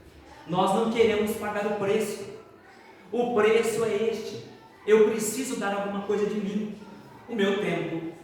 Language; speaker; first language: Portuguese; native; Portuguese